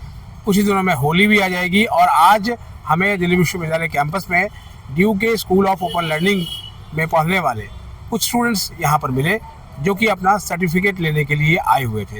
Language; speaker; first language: Hindi; native; Hindi